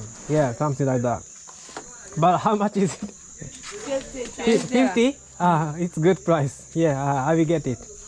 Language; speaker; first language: English; non-native, learner; Japanese